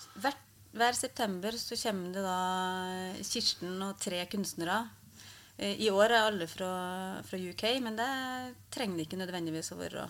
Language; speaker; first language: Norwegian; native; Norwegian